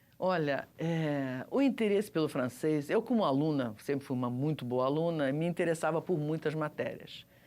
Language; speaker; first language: Portuguese; early bilingual, other home language; Russian